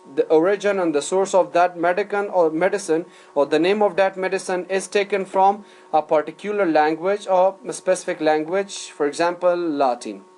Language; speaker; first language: English; non-native, fluent; Persian